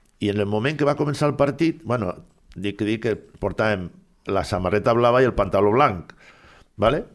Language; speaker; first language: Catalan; native; Catalan